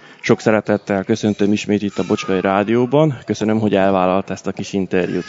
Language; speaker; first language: Hungarian; early bilingual, heritage; Hungarian